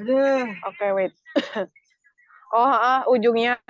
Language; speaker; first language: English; non-native, learner; Indonesian